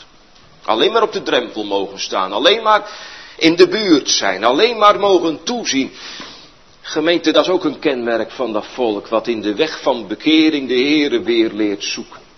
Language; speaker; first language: Dutch; native; Dutch